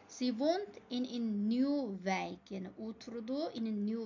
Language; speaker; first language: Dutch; non-native, fluent; Uyghur